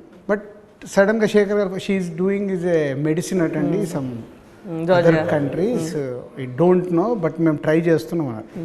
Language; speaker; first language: Telugu; native; Telugu